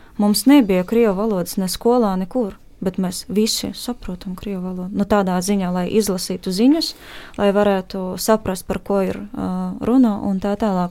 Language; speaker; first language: Latvian; non-native, fluent; Ukrainian